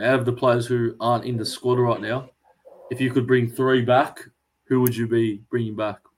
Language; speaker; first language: English; early bilingual, other home language; Greek